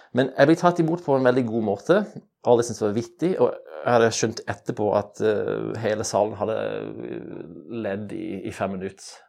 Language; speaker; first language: Norwegian; non-native, fluent; English